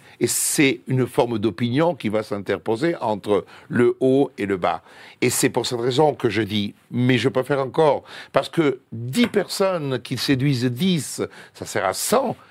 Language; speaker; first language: French; non-native, fluent; Italian